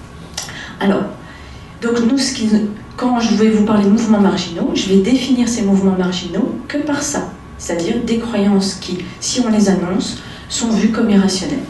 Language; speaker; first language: French; native; French